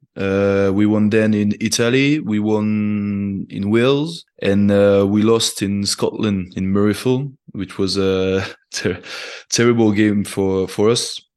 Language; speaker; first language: English; non-native, fluent; French